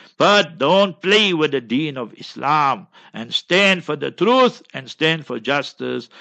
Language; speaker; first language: English; native; English